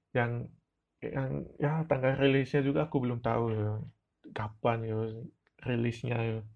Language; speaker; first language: Indonesian; non-native, local second language; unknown